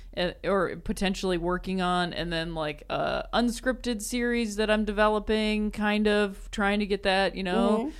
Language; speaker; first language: English; native; English